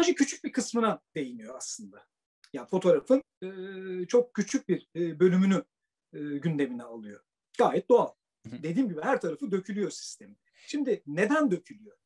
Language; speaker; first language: Turkish; native; Turkish